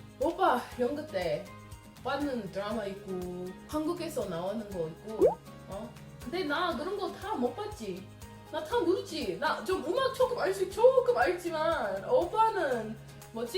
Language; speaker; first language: Korean; non-native, learner; English